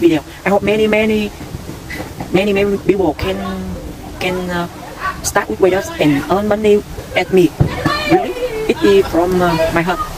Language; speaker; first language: English; non-native, learner; Vietnamese